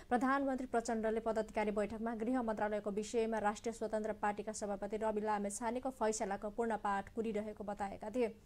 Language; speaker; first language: Nepali; non-native, local second language; Maithili